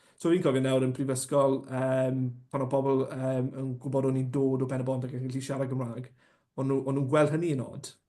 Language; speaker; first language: Welsh; non-native, local second language; English